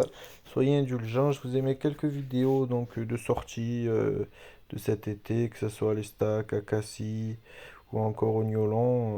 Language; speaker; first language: French; native; French